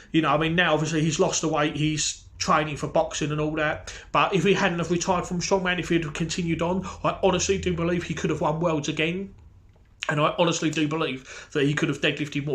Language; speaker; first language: English; native; English